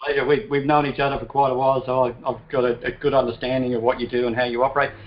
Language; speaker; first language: English; native; English